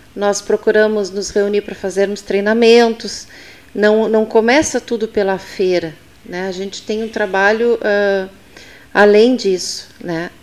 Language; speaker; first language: Portuguese; native; Portuguese